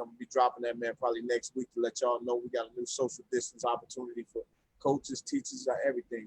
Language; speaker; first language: English; native; English